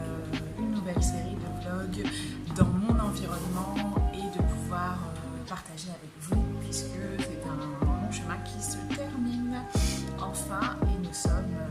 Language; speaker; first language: French; native; French